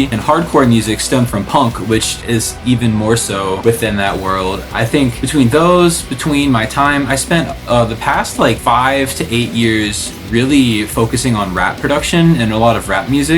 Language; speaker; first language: English; native; English